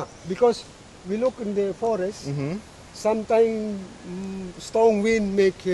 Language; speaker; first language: English; non-native, learner; Indonesian